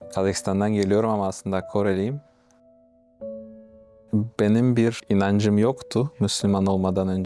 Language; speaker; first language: Turkish; non-native, fluent; Russian